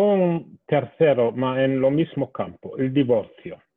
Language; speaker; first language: Spanish; non-native, fluent; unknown